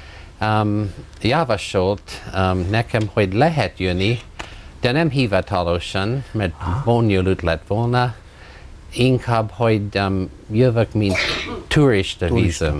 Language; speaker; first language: Hungarian; non-native, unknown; English